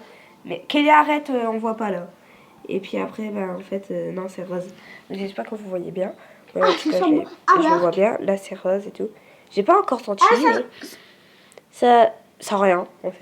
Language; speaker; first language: French; native; French